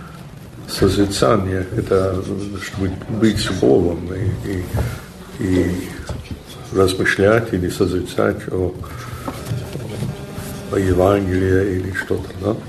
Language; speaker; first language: Russian; non-native, fluent; English